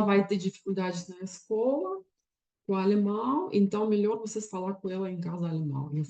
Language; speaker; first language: Portuguese; non-native, fluent; Russian